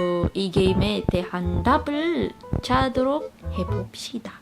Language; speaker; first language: Korean; non-native, learner; Filipino